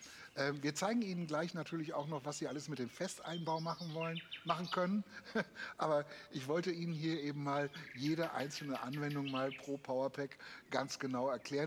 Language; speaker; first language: German; native; German